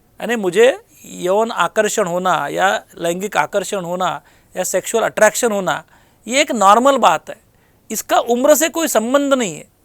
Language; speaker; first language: Hindi; non-native, local second language; Marathi